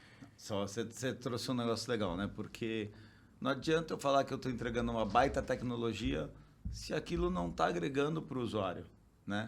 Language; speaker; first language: Portuguese; native; Portuguese